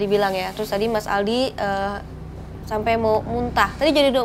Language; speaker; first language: Indonesian; native; Indonesian